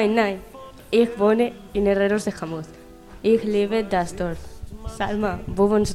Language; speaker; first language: German; non-native, learner; Spanish